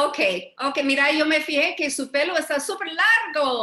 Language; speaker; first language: Spanish; early bilingual, heritage; Spanish